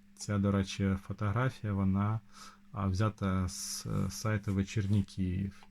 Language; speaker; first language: Ukrainian; non-native, local second language; Russian